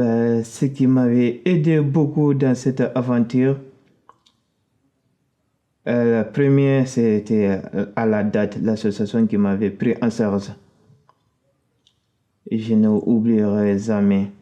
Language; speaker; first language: French; non-native, fluent; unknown